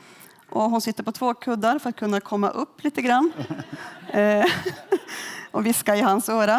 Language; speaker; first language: Swedish; native; Swedish